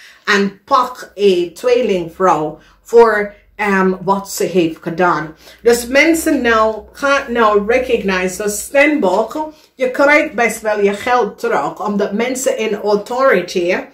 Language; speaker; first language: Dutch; non-native, learner; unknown